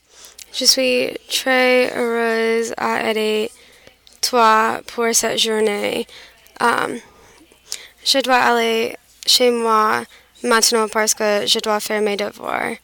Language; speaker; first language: French; non-native, learner; English